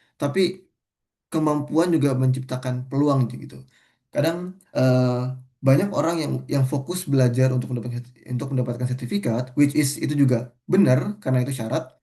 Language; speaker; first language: Indonesian; native; Indonesian